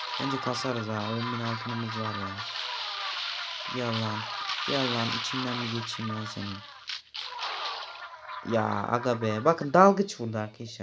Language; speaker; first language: Turkish; native; Turkish